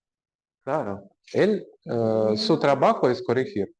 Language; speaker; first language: Spanish; non-native, learner; Russian